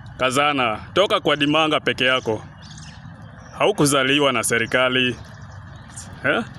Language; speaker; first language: Swahili; native; Swahili